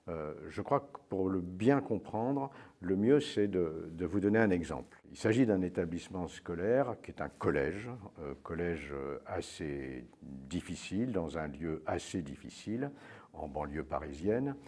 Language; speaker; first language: French; native; French